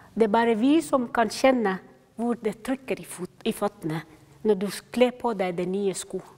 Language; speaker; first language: Norwegian; non-native, fluent; Somali